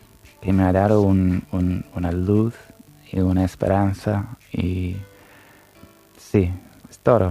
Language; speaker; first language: Spanish; non-native, fluent; English